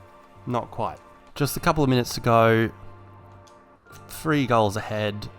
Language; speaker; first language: English; native; English